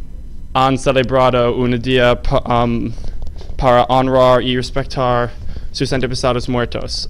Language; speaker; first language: Spanish; non-native, learner; English